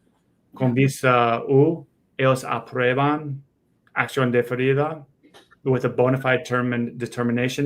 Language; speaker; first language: Spanish; non-native, fluent; English